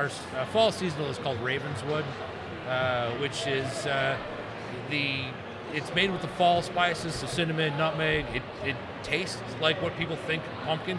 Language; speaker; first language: English; native; English